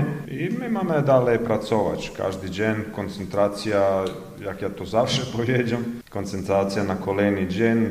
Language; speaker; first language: Polish; non-native, fluent; Croatian